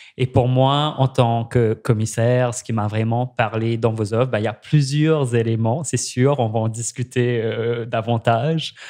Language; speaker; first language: French; native; French